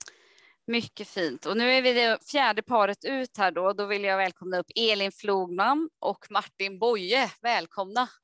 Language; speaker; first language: Swedish; native; Swedish